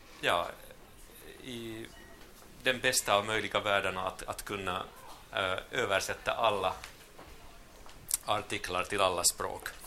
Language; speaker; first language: Swedish; non-native, local second language; Finnish